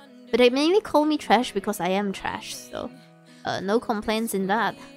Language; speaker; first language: English; non-native, local second language; Chinese